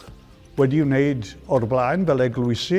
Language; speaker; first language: Welsh; native; Welsh